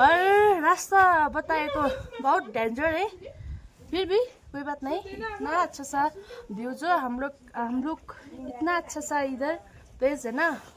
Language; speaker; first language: Hindi; non-native, local second language; Nepali